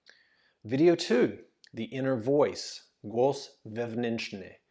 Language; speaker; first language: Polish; non-native, learner; English